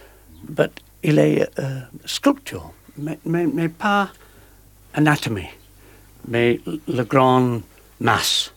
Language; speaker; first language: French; non-native, learner; English